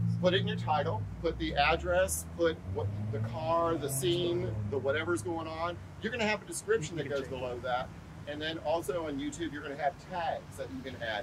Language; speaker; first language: English; native; English